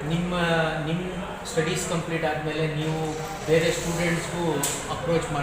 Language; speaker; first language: Kannada; non-native, local second language; Urdu